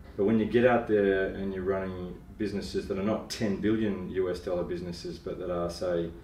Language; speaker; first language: English; native; English